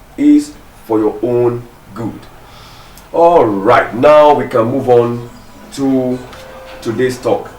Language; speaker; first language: English; non-native, local second language; Yoruba